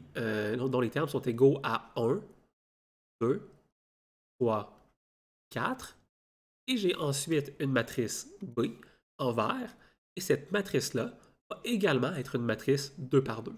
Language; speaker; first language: French; native; French